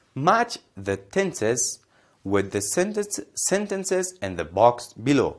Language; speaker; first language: English; non-native, fluent; Persian